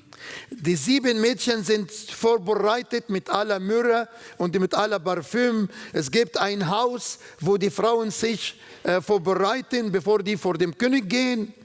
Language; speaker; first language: German; non-native, learner; Arabic